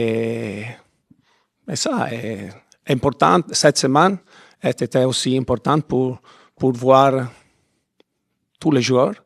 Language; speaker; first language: French; non-native, fluent; Italian